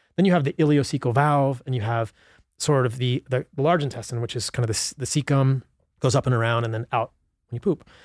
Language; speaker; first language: English; native; English